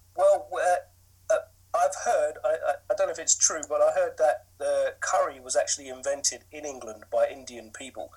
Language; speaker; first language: English; native; English